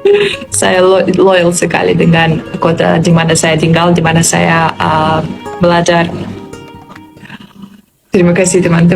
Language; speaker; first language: Indonesian; non-native, fluent; Polish